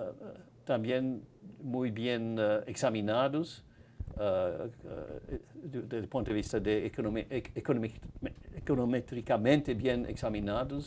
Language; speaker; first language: Spanish; non-native, fluent; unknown